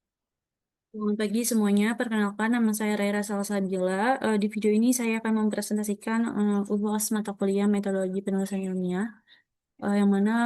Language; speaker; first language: Indonesian; native; Indonesian